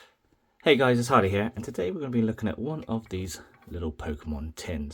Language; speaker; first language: English; native; English